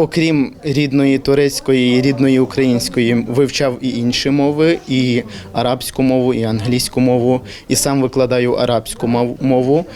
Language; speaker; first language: Ukrainian; non-native, local second language; Turkish